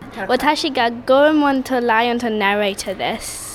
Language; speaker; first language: Japanese; non-native, learner; English